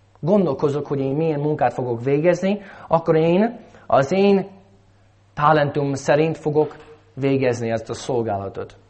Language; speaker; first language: Hungarian; non-native, fluent; English